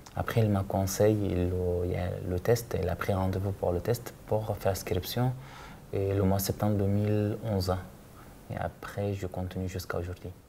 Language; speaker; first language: French; non-native, learner; Arabic